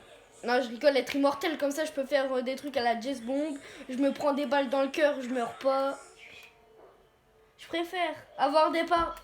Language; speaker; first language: French; native; French